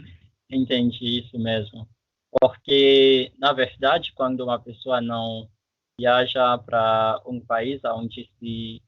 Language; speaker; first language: Portuguese; non-native, fluent; French